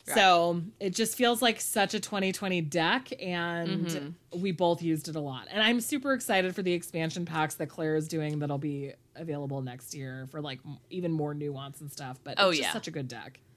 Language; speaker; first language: English; native; English